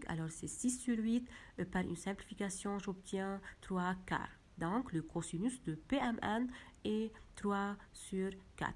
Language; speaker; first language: French; non-native, local second language; Arabic